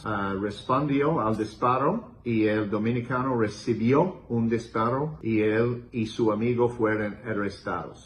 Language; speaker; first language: Spanish; non-native, learner; English